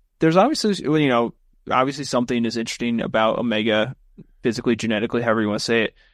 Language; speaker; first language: English; native; English